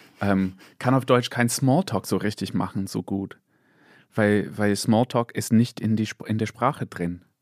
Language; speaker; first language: German; non-native, fluent; English